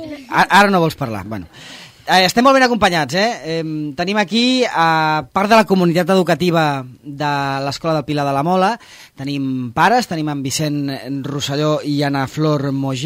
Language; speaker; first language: Catalan; native; Catalan